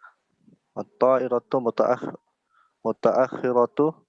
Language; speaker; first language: Arabic; non-native, learner; Indonesian